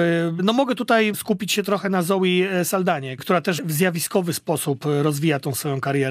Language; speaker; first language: Polish; native; Polish